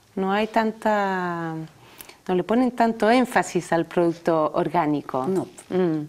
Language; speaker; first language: Spanish; non-native, fluent; French